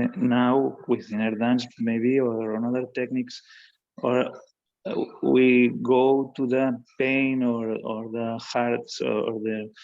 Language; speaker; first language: English; non-native, learner; Spanish